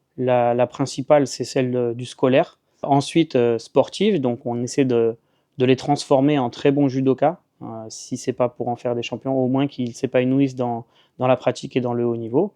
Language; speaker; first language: French; native; French